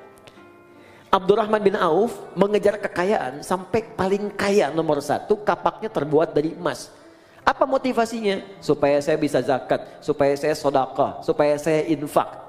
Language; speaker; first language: Indonesian; native; Indonesian